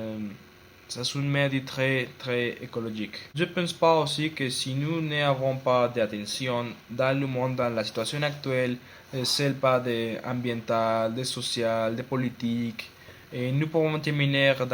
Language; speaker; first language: French; non-native, learner; Spanish